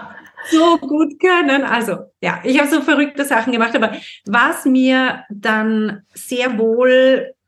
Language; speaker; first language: German; native; German